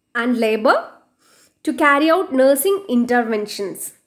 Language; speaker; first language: English; non-native, local second language; Malayalam